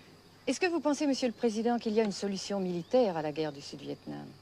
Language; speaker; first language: French; native; French